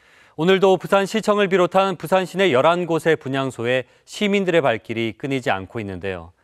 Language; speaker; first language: Korean; native; Korean